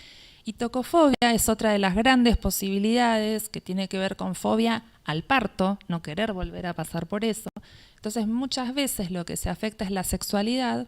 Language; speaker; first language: Spanish; native; Spanish